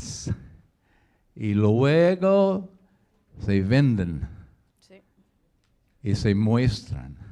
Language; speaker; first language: Spanish; non-native, learner; English